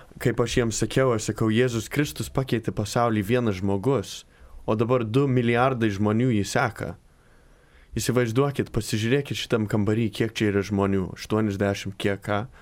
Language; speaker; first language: Lithuanian; early bilingual, heritage; Lithuanian